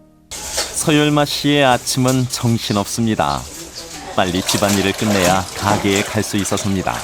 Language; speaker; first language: Korean; native; Korean